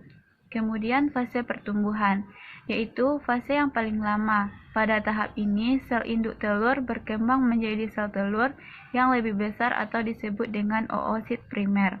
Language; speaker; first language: Indonesian; native; Indonesian